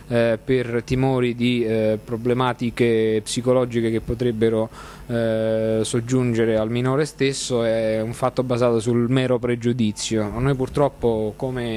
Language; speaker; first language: Italian; native; Italian